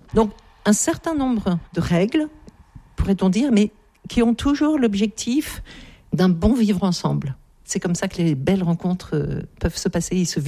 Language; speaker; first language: French; native; French